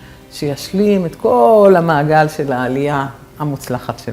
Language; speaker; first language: Hebrew; native; Hebrew